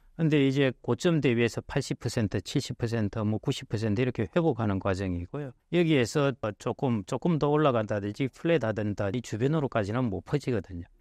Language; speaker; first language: Korean; native; Korean